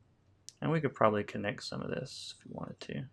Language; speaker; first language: English; native; English